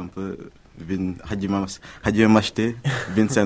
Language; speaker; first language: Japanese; non-native, learner; French